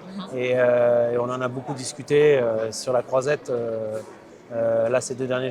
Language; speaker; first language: French; native; French